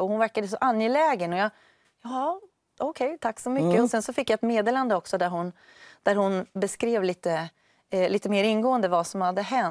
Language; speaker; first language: Swedish; native; Swedish